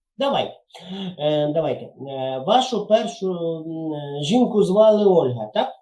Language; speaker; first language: Ukrainian; non-native, local second language; Russian